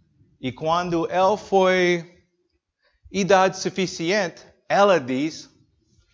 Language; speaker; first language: Portuguese; non-native, learner; English